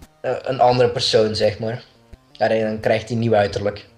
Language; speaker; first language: Dutch; native; Dutch